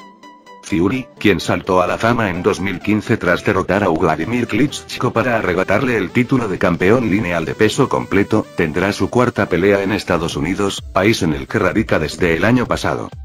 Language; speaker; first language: Spanish; native; Spanish